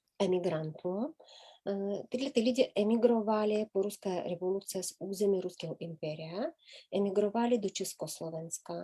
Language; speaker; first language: Czech; native; Czech